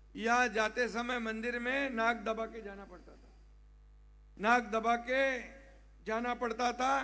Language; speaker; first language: Hindi; non-native, local second language; Marathi